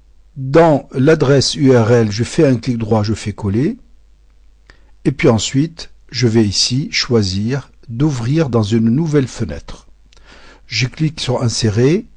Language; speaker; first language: French; native; French